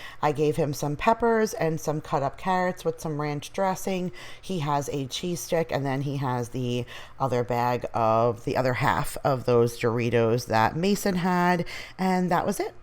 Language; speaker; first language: English; native; English